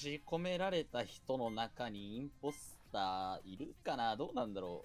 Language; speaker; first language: Japanese; native; Japanese